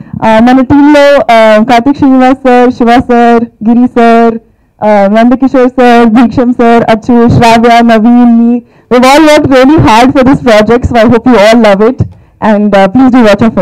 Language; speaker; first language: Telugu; non-native, learner; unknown